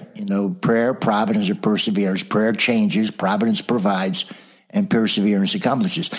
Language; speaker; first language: English; native; English